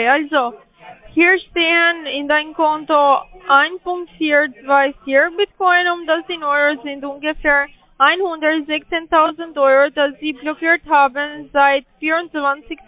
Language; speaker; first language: German; non-native, learner; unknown